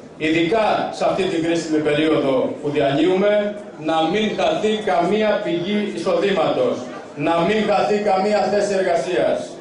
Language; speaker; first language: Greek; native; Greek